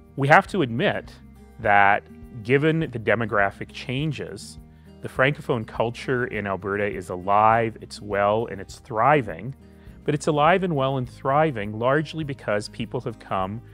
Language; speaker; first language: English; native; English